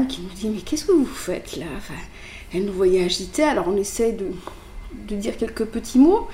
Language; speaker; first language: French; early bilingual, other home language; Kabyle